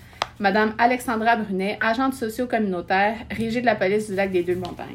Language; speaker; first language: French; native; French